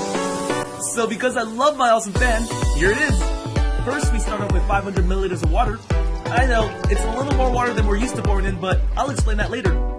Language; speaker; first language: English; native; English